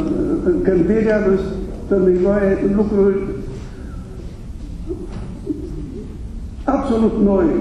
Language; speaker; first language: Romanian; non-native, fluent; German